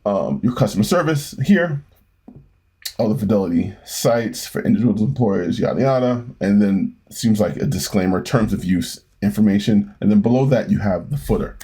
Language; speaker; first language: English; native; English